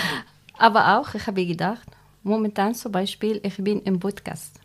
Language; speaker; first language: German; non-native, learner; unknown